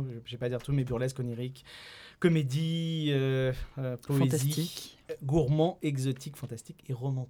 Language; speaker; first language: French; native; French